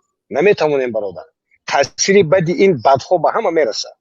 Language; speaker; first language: Persian; native; Persian